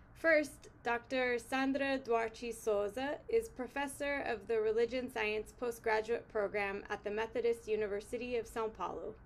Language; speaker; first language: English; native; English